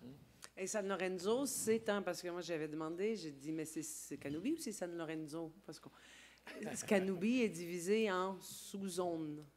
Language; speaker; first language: French; native; French